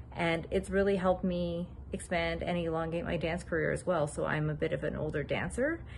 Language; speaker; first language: English; native; English